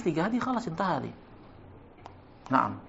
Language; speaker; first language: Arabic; non-native, fluent; Indonesian